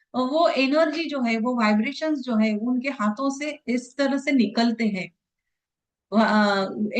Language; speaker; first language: Hindi; non-native, local second language; Marathi